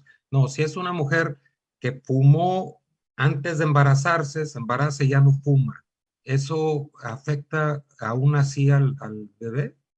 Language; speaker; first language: Spanish; native; Spanish